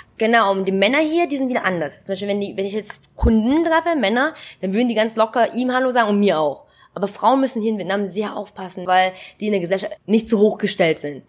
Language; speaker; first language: German; early bilingual, other home language; Vietnamese